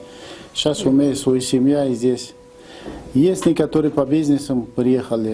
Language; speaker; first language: Russian; non-native, fluent; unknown